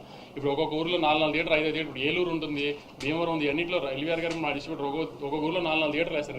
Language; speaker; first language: Telugu; native; Telugu